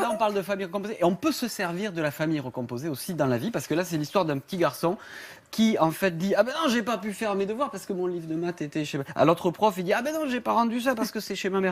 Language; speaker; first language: French; native; French